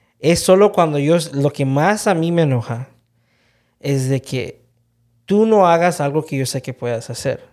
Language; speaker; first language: Spanish; early bilingual, heritage; Spanish